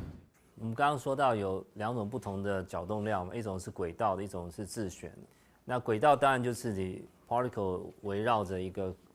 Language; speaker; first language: Chinese; native; Chinese